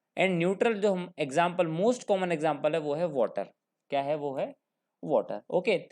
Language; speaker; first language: Hindi; native; Hindi